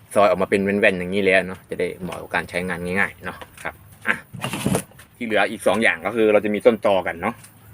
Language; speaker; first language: Thai; non-native, local second language; Northeastern Thai